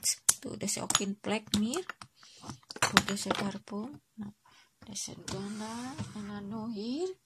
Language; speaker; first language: Dutch; non-native, learner; Indonesian